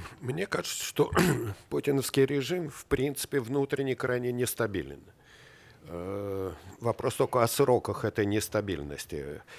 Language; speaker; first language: Russian; native; Russian